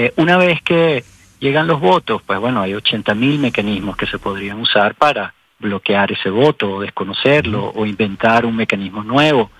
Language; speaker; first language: Spanish; native; Spanish